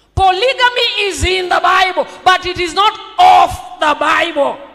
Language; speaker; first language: English; non-native, local second language; Swahili